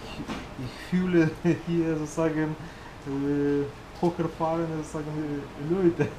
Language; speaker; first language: German; non-native, learner; Russian